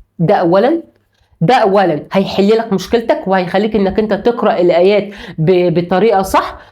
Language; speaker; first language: Arabic; native; Arabic